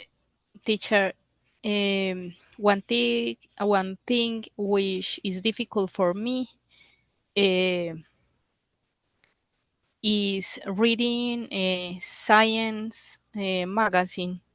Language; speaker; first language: English; non-native, learner; Spanish